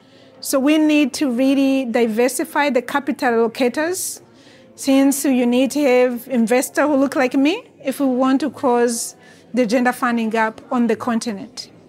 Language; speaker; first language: English; non-native, fluent; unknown